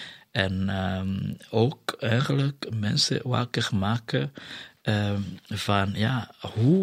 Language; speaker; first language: Dutch; non-native, fluent; Kinyarwanda